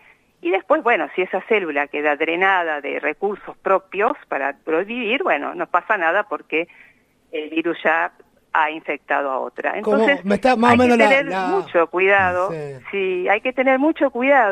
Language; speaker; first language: Spanish; native; Spanish